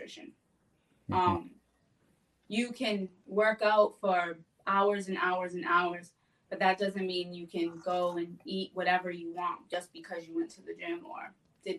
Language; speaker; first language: English; native; English